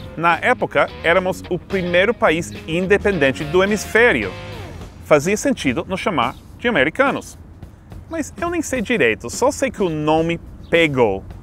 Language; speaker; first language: Portuguese; non-native, fluent; English